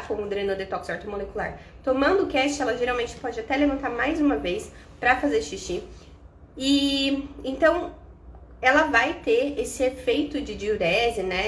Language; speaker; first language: Portuguese; native; Portuguese